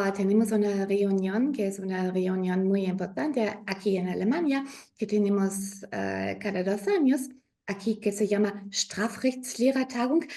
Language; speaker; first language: Spanish; non-native, learner; German